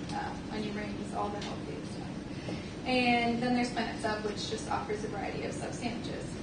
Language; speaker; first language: English; native; English